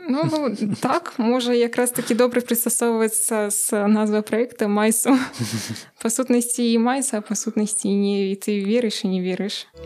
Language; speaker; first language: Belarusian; native; Belarusian